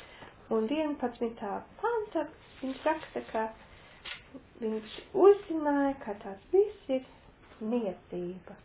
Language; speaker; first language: Latvian; non-native, local second language; Russian